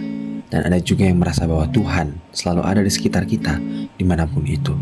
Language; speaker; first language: Indonesian; native; Indonesian